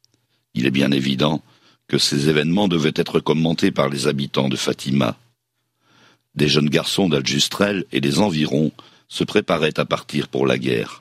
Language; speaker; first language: French; native; French